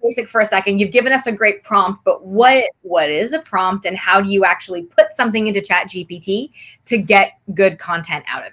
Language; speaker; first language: English; native; English